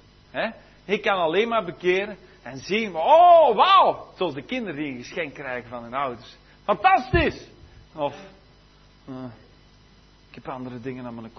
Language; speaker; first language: Dutch; native; Dutch